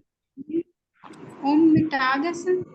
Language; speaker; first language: German; non-native, learner; Urdu